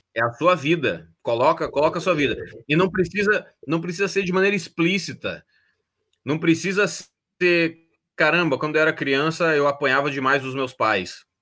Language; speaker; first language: Portuguese; native; Portuguese